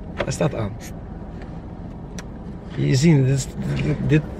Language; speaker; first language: Dutch; native; Dutch